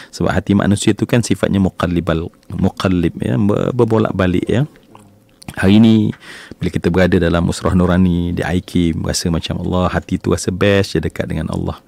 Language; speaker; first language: Malay; native; Malay